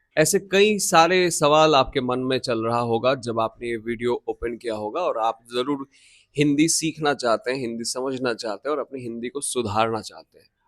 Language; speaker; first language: Hindi; non-native, local second language; Bangla